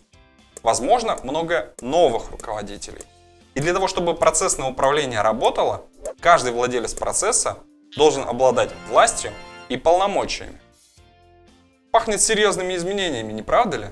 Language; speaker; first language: Russian; native; Russian